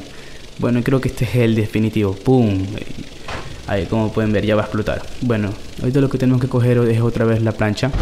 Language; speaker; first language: Spanish; native; Spanish